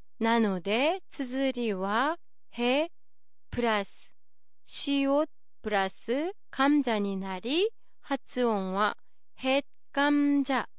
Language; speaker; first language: Japanese; non-native, fluent; Korean